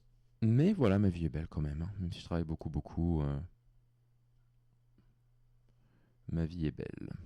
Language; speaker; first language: French; native; French